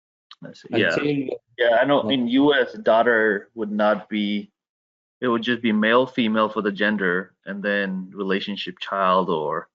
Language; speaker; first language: English; native; English